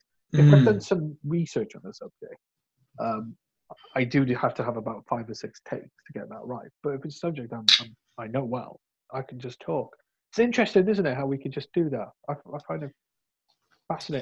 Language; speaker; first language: English; native; English